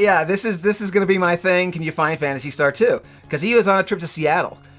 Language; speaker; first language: English; native; English